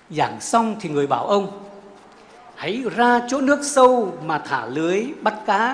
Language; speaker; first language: Vietnamese; native; Vietnamese